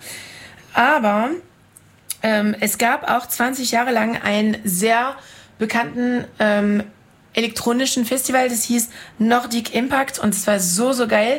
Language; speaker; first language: German; non-native, fluent; French